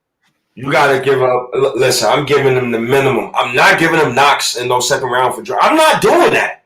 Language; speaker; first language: English; native; English